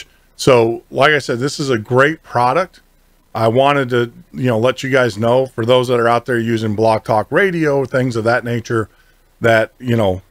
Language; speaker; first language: English; native; English